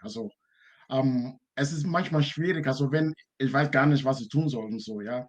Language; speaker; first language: German; non-native, learner; Akan